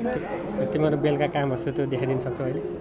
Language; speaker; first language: Nepali; native; Nepali